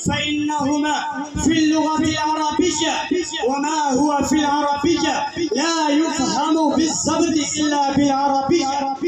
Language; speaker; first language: Arabic; non-native, learner; Urdu